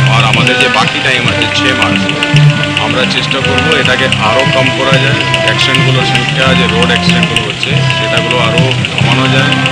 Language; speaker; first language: Bangla; non-native, fluent; Hindi